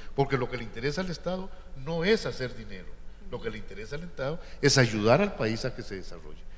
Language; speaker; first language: Spanish; native; Spanish